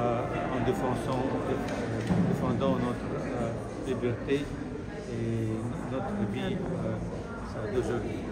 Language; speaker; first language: French; non-native, fluent; Russian